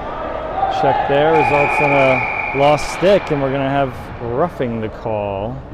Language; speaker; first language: English; native; English